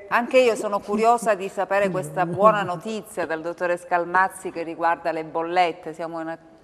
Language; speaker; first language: Italian; native; Italian